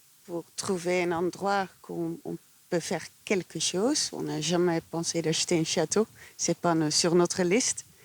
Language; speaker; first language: French; non-native, fluent; Dutch